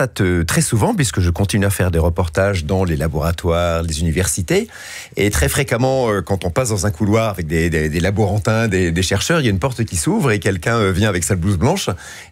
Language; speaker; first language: French; native; French